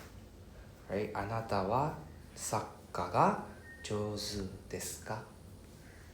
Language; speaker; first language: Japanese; non-native, fluent; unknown